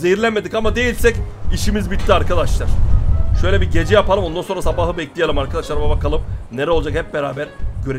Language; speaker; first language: Turkish; native; Turkish